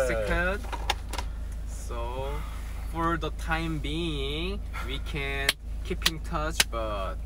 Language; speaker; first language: English; non-native, learner; Korean